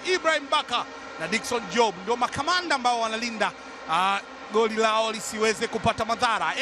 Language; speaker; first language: Swahili; native; Swahili